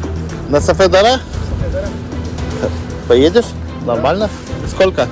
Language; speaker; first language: Russian; non-native, learner; Lithuanian